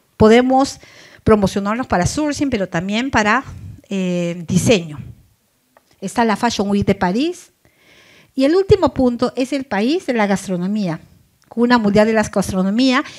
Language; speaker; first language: Spanish; native; Spanish